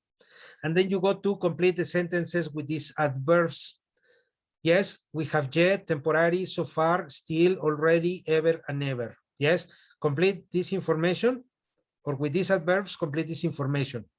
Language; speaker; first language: English; non-native, fluent; Spanish